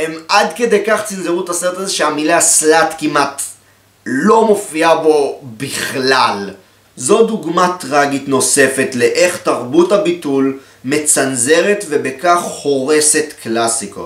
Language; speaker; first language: Hebrew; native; Hebrew